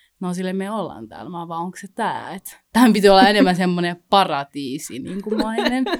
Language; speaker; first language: Finnish; early bilingual, other home language; Kinyarwanda